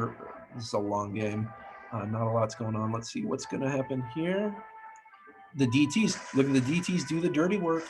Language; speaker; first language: English; native; English